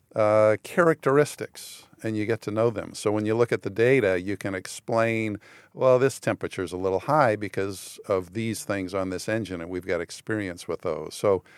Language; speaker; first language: English; native; English